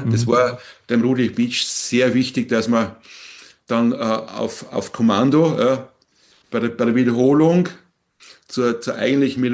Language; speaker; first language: German; native; German